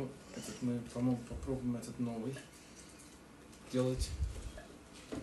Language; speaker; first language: Russian; non-native, learner; Turkish